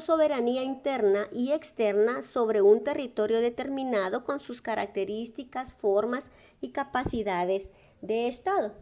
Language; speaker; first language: Spanish; native; Spanish